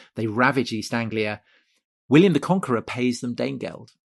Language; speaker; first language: English; native; English